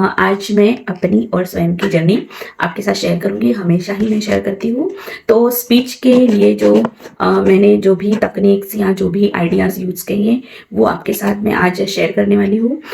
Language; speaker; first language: Hindi; non-native, local second language; Marathi